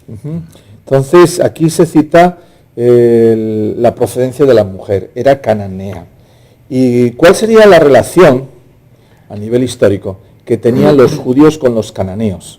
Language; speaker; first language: Spanish; native; Spanish